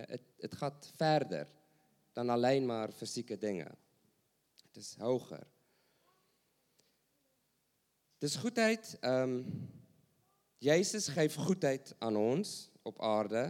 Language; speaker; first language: Dutch; non-native, learner; English